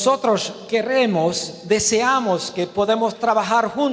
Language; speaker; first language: Spanish; non-native, learner; Romanian